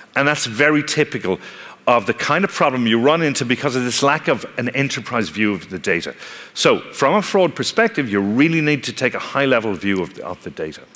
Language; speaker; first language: English; native; English